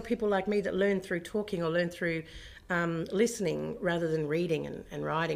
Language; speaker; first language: English; native; English